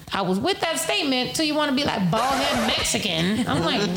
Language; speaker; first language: English; early bilingual, other home language; Spanish